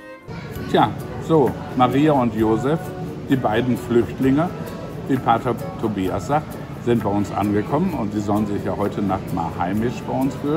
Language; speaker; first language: German; native; German